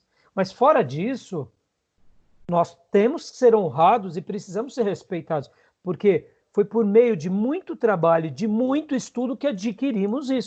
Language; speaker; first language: Portuguese; native; Portuguese